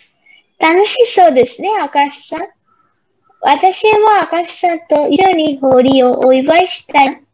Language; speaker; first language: Japanese; non-native, learner; Bangla